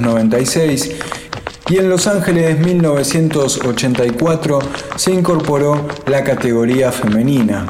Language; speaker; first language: Spanish; native; Spanish